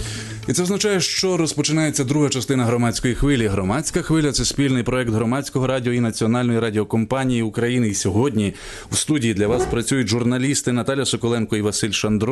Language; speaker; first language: Ukrainian; native; Ukrainian